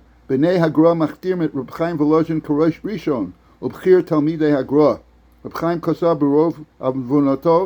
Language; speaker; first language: Hebrew; non-native, fluent; English